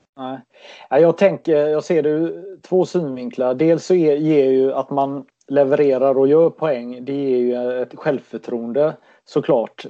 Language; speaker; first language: Swedish; native; Swedish